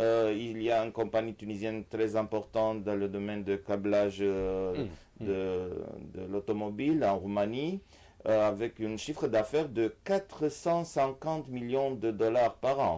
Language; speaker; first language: French; non-native, fluent; Romanian